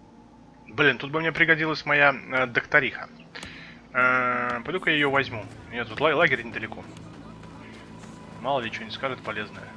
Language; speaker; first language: Russian; native; Russian